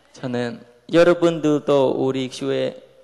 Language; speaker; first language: Korean; non-native, learner; Khmer